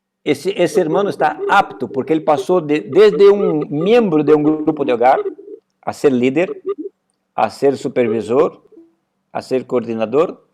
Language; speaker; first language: Portuguese; non-native, learner; Spanish